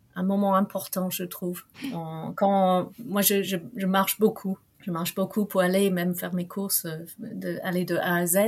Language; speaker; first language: French; non-native, fluent; English